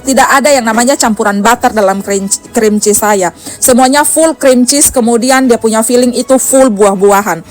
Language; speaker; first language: Indonesian; native; Indonesian